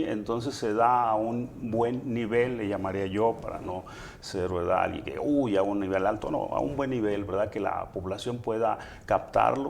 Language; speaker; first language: Spanish; native; Spanish